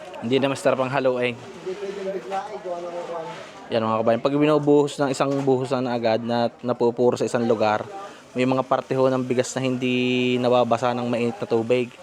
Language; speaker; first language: Filipino; native; Filipino